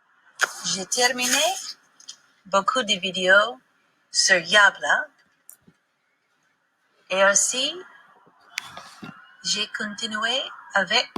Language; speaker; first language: French; non-native, learner; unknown